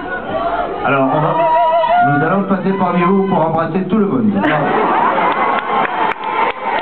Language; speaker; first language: French; native; French